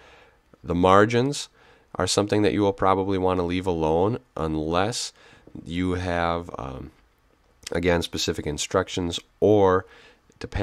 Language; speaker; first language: English; native; English